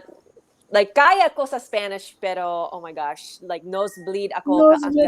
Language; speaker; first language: Filipino; early bilingual, heritage; English